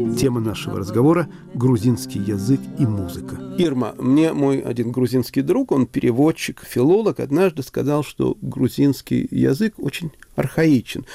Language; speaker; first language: Russian; native; Russian